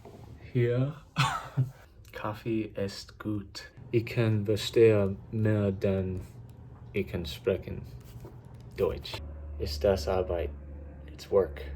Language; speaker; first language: German; non-native, learner; English